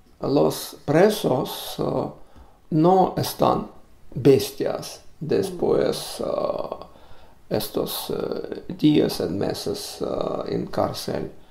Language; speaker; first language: Spanish; non-native, learner; Russian